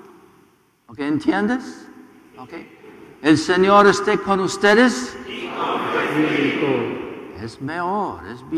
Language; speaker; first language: Spanish; non-native, learner; English